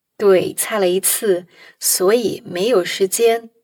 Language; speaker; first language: Chinese; non-native, fluent; Portuguese